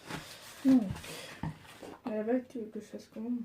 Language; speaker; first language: French; native; French